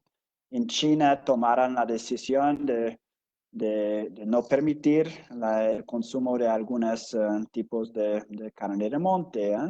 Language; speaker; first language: Spanish; non-native, fluent; English